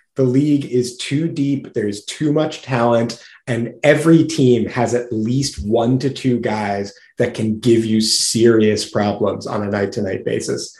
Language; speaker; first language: English; native; English